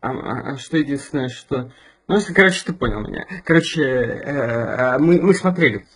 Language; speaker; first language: Russian; native; Russian